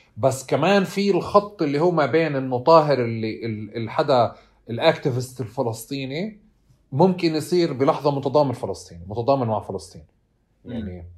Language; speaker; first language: Arabic; native; Arabic